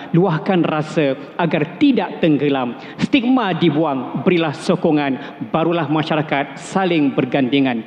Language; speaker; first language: Malay; native; Malay